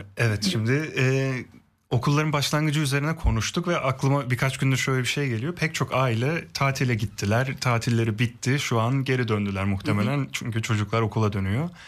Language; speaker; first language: Turkish; early bilingual, heritage; Turkish